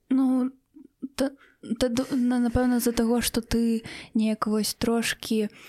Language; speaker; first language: Belarusian; non-native, local second language; Russian